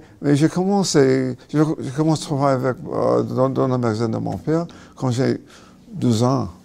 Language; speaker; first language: French; non-native, learner; English